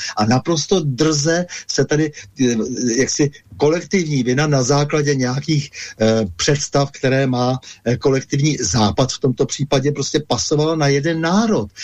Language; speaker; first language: Czech; native; Czech